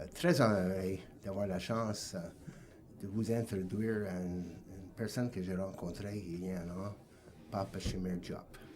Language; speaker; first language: French; non-native, local second language; English